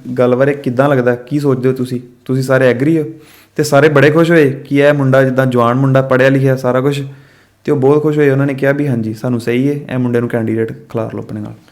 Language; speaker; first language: Punjabi; early bilingual, heritage; Punjabi